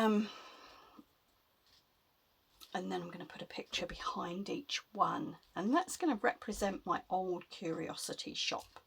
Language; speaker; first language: English; native; English